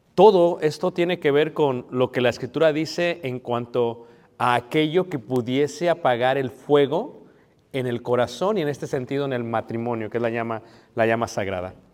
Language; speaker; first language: Spanish; early bilingual, heritage; Spanish